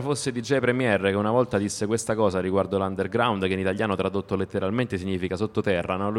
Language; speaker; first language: Italian; native; Italian